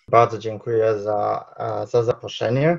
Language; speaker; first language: Polish; early bilingual, heritage; Polish